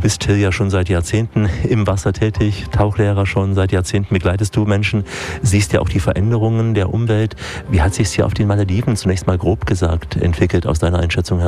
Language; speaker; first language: German; native; German